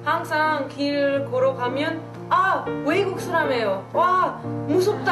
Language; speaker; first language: Korean; non-native, learner; Dutch